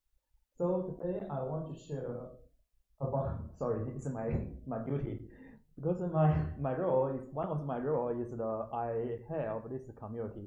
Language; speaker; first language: English; non-native, learner; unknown